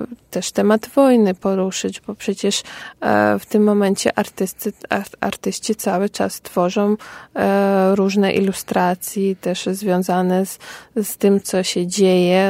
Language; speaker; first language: Polish; non-native, fluent; Ukrainian